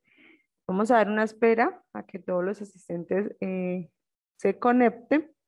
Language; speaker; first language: Spanish; native; Spanish